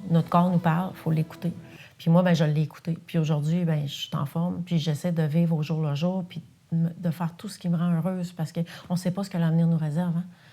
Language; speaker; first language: French; non-native, local second language; English